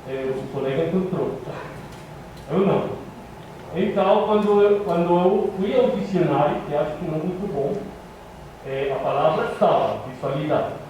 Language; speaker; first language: Portuguese; non-native, fluent; Spanish